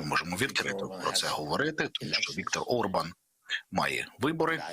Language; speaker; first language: Ukrainian; non-native, local second language; Russian